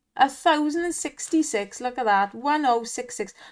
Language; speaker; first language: English; native; English